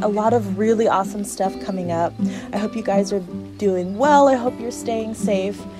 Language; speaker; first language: English; native; English